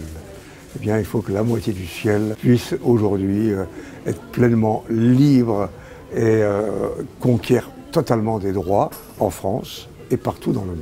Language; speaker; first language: French; native; French